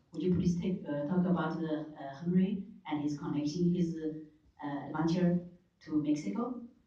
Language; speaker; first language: English; non-native, learner; Chinese